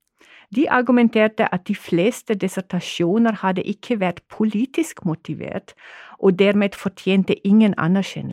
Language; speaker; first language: Norwegian; non-native, fluent; German